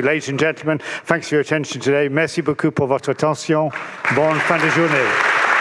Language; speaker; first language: French; non-native, learner; English